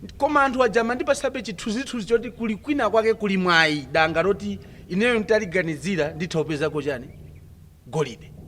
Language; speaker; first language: Nyanja; non-native, local second language; Tumbuka